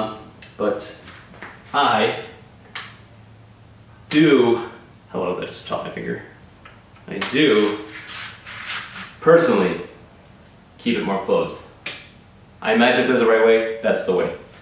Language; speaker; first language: English; native; English